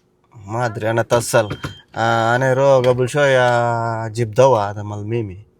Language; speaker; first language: Arabic; non-native, learner; Telugu